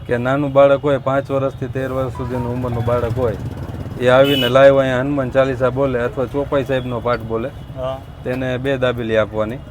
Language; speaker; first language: Gujarati; non-native, local second language; Sindhi